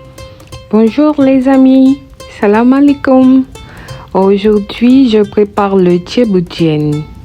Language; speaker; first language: French; non-native, local second language; Haitian Creole